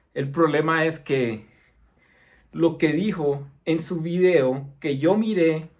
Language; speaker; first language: Spanish; early bilingual, heritage; Spanish